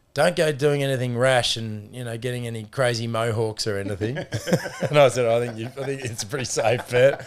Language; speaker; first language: English; native; English